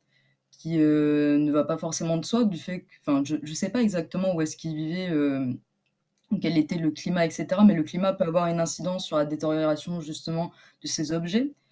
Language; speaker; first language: French; native; French